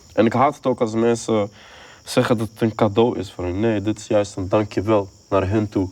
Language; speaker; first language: Dutch; early bilingual, other home language; Arabic